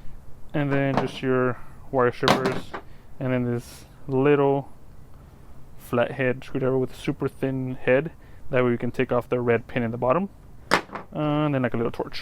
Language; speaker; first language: English; native; English